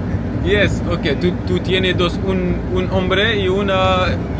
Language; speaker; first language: Spanish; non-native, learner; French